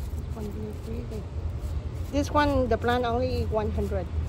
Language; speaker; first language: English; non-native, learner; Vietnamese